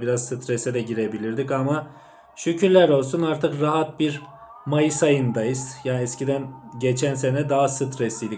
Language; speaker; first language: Turkish; native; Turkish